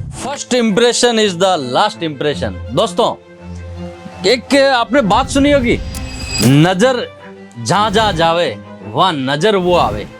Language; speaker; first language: Hindi; native; Hindi